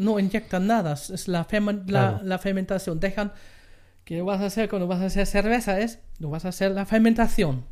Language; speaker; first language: Spanish; non-native, learner; German